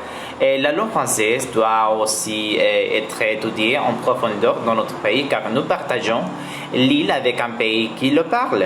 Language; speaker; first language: French; non-native, learner; Spanish